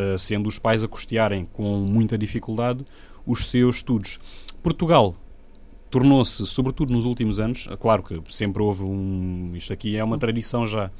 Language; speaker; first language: Portuguese; non-native, local second language; Upper Guinea Crioulo